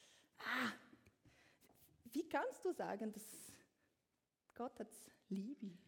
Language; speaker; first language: German; non-native, learner; French